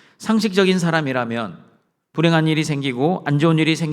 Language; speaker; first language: Korean; native; Korean